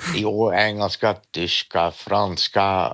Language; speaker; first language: Swedish; non-native, fluent; Dutch